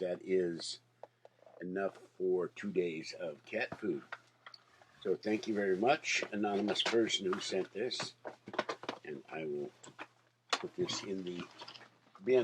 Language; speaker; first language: English; native; English